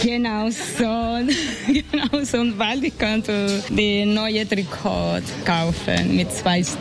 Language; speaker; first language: German; non-native, learner; Spanish